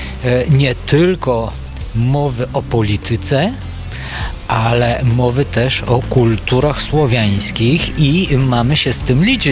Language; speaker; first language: Polish; non-native, fluent; Bulgarian